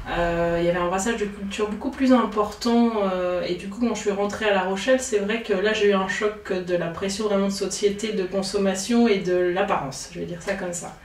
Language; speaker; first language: French; native; French